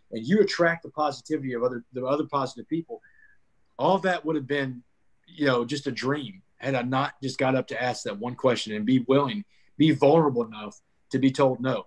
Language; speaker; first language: English; native; English